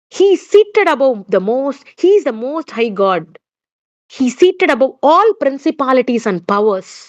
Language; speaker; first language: English; non-native, local second language; Tamil